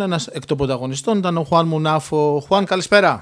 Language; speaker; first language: Greek; native; Greek